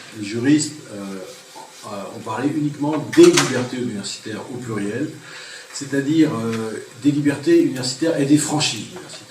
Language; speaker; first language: French; native; French